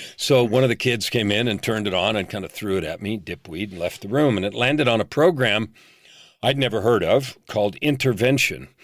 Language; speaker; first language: English; native; English